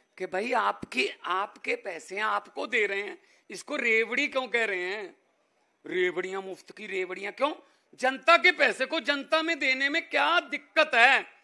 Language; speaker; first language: Hindi; non-native, local second language; Punjabi